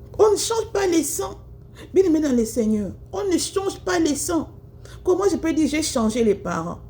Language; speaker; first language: French; non-native, local second language; Lingala